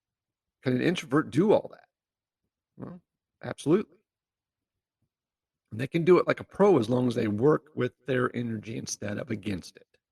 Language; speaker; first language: English; native; English